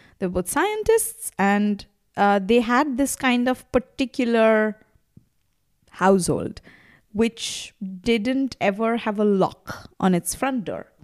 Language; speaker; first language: English; non-native, local second language; Bangla